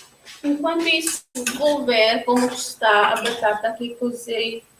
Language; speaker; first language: Portuguese; non-native, local second language; Tetum